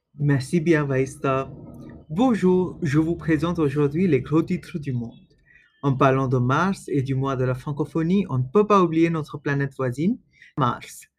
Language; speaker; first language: French; non-native, learner; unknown